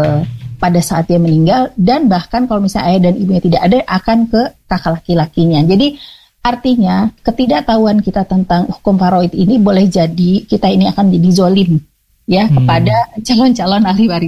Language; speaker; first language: Indonesian; native; Indonesian